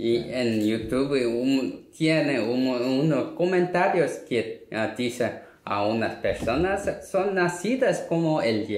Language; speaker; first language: Spanish; non-native, learner; Korean